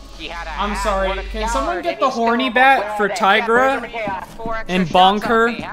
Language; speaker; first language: English; native; English